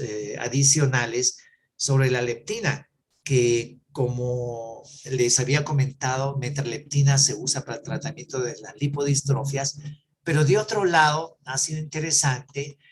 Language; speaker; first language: Spanish; native; Spanish